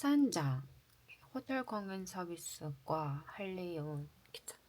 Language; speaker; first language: Korean; non-native, learner; Mongolian